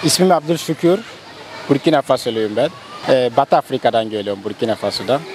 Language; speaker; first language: Turkish; non-native, fluent; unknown